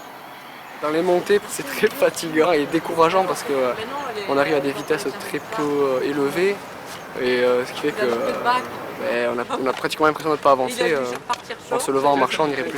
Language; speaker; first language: French; native; French